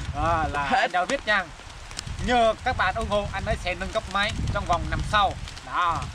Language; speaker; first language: Vietnamese; non-native, local second language; Jarai